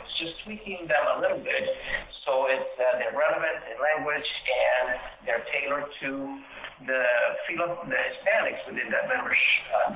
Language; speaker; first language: English; non-native, fluent; Spanish